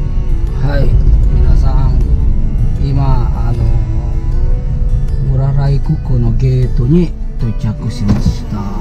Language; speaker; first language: Japanese; non-native, fluent; Indonesian